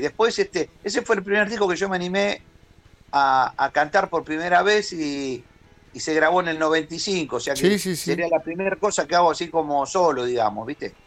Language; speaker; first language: Spanish; native; Spanish